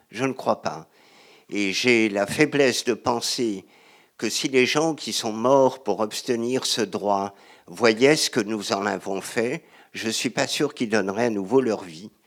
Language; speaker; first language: French; native; French